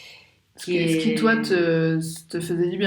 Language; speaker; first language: French; native; French